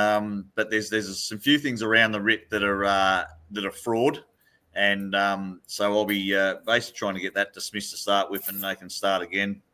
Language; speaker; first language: English; native; English